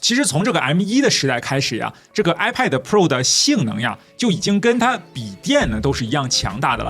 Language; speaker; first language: Chinese; native; Chinese